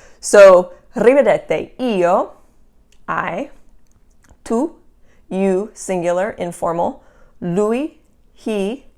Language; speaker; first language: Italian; non-native, fluent; English